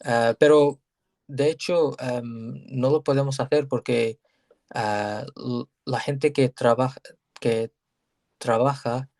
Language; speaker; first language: Spanish; non-native, learner; English